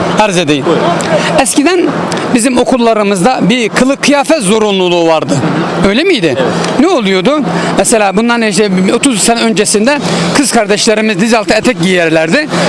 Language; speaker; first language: Turkish; native; Turkish